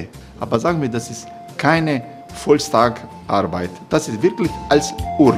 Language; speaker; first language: German; non-native, learner; Croatian